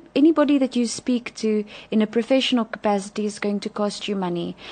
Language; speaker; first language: English; non-native, local second language; Afrikaans